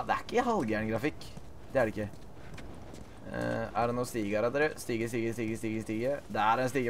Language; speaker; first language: Norwegian; native; Norwegian